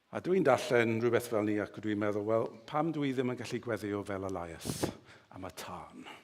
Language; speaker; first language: Welsh; native; Welsh